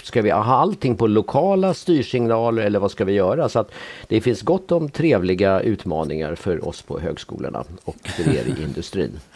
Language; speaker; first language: Swedish; native; Swedish